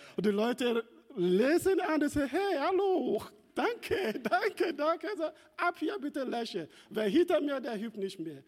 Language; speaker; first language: German; non-native, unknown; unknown